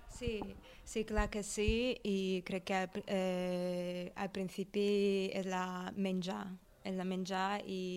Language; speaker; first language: Catalan; non-native, learner; Russian